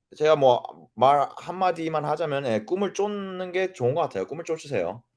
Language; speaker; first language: Korean; early bilingual, other home language; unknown